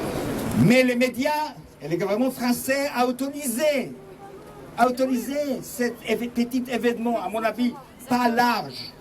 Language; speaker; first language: French; non-native, fluent; Hebrew